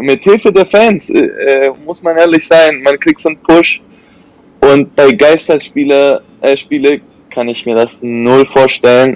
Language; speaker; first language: German; non-native, fluent; Spanish